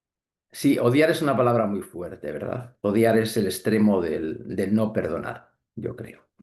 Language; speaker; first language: Spanish; native; Spanish